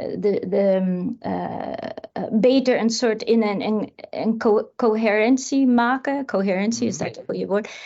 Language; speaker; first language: Dutch; non-native, fluent; English